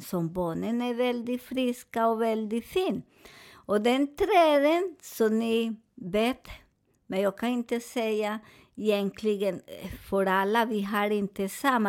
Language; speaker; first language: Swedish; non-native, fluent; Spanish